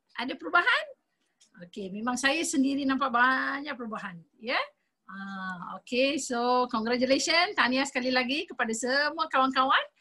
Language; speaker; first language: Malay; non-native, local second language; Tamil